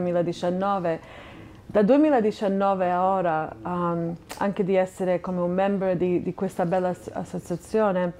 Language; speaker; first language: Italian; non-native, fluent; English